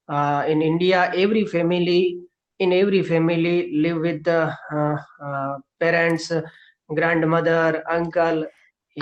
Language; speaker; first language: English; non-native, learner; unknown